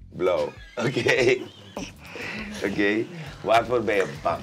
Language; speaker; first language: Dutch; native; Dutch